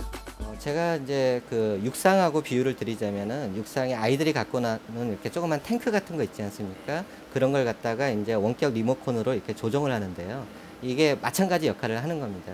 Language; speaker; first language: Korean; native; Korean